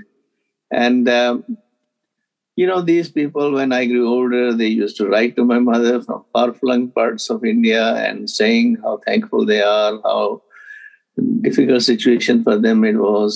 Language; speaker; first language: English; non-native, local second language; Punjabi